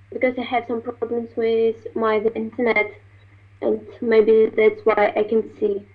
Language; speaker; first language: English; non-native, learner; Russian